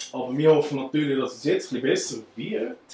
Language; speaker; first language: German; native; German